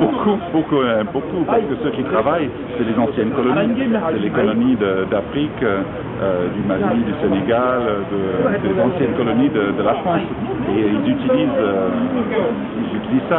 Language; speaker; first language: French; non-native, fluent; English